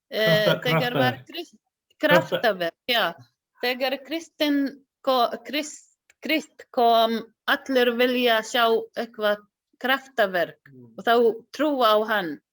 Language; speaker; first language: Icelandic; non-native, learner; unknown